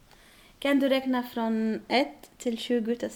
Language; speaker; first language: Swedish; non-native, learner; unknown